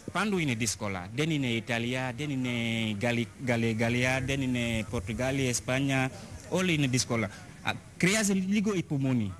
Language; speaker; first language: Greek; non-native, learner; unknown